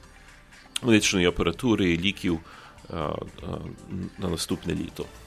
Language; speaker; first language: Ukrainian; early bilingual, heritage; Ukrainian